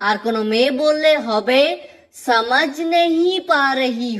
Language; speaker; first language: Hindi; non-native, fluent; Bangla